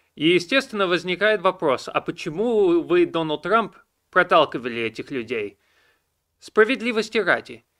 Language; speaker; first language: Russian; early bilingual, heritage; Russian